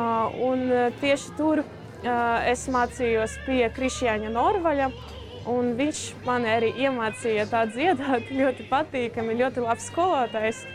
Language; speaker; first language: Latvian; early bilingual, other home language; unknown